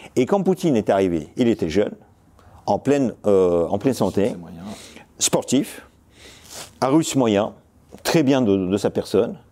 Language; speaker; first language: French; non-native, fluent; Russian